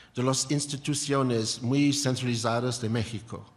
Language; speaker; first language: Spanish; non-native, learner; English